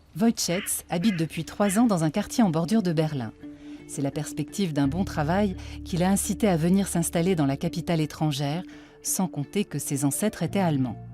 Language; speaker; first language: French; native; French